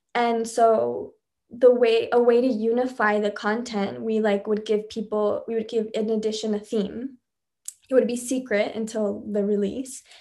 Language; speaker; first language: English; early bilingual, other home language; Spanish